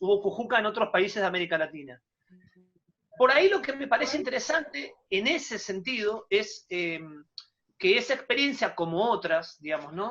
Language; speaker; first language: Spanish; native; Spanish